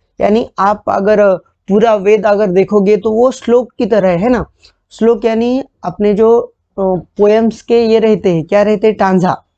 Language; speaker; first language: Hindi; non-native, local second language; Marathi